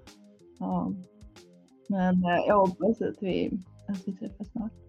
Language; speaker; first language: Swedish; non-native, fluent; Hungarian